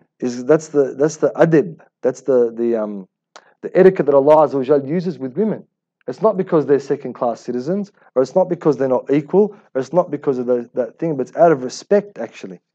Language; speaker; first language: English; early bilingual, other home language; Arabic